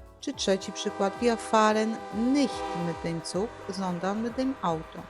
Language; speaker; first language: German; non-native, fluent; Polish